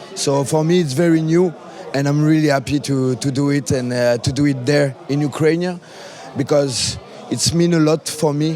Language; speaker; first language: English; non-native, learner; French